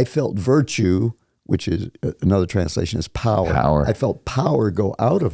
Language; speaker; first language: English; native; English